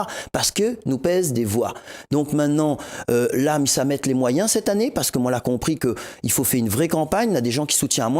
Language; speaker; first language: French; non-native, local second language; Réunion Creole French